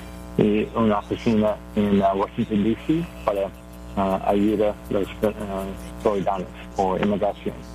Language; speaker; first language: Spanish; non-native, learner; English